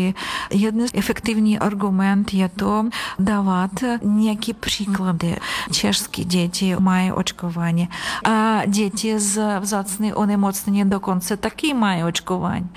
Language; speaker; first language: Czech; non-native, learner; Ukrainian